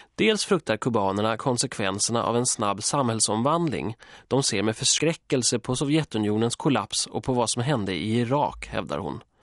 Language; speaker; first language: Swedish; early bilingual, other home language; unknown